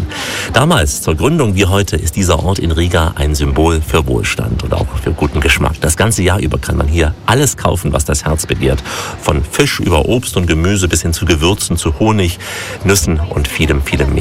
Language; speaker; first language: German; native; German